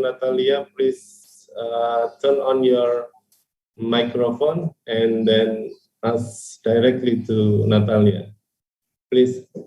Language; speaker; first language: English; non-native, fluent; Indonesian